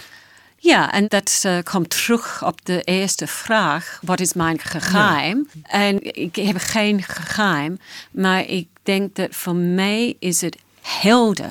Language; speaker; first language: Dutch; non-native, fluent; English